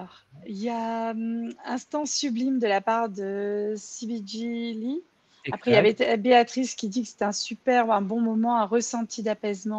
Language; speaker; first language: French; native; French